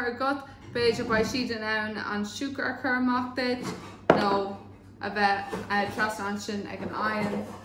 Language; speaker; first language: Irish; non-native, local second language; English